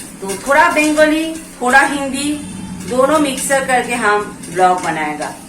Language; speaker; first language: Hindi; non-native, local second language; Bangla